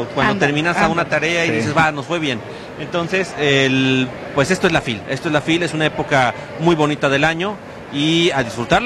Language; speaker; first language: Spanish; native; Spanish